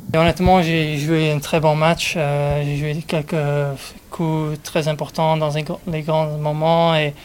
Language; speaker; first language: French; non-native, fluent; English